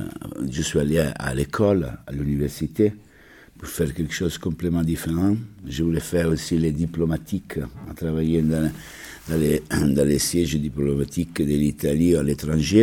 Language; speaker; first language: French; non-native, learner; Italian